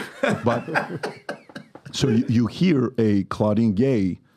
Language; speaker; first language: English; non-native, fluent; Persian